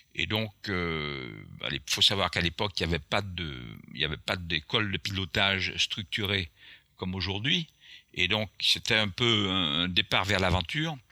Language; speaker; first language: French; non-native, local second language; Guadeloupean Creole French